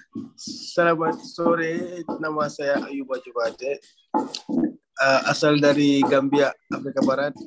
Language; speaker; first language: Indonesian; non-native, learner; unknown